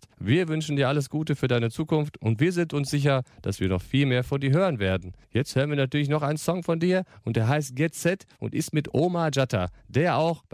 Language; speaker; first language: German; native; German